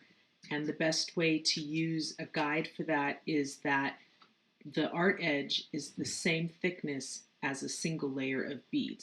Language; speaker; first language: English; native; English